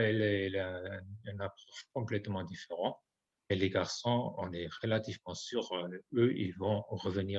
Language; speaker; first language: French; non-native, fluent; German